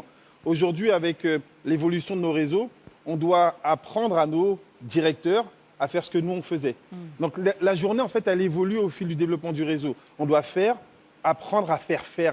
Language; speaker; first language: French; native; French